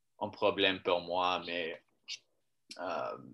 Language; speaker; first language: French; non-native, learner; English